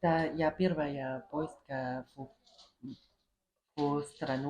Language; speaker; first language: Russian; non-native, learner; Chinese